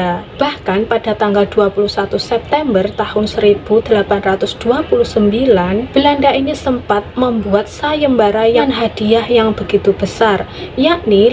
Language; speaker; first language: Indonesian; native; Indonesian